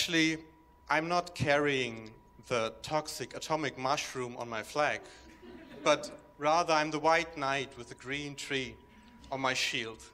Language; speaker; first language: English; non-native, fluent; German